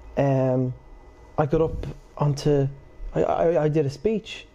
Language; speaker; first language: English; native; English